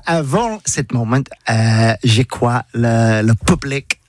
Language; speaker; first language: French; non-native, learner; English